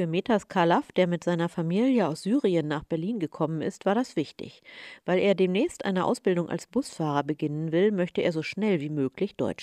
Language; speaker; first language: German; native; German